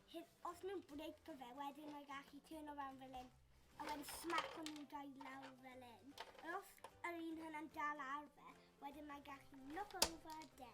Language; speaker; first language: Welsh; non-native, local second language; English